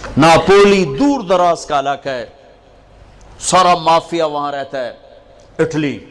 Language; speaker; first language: Urdu; non-native, local second language; Punjabi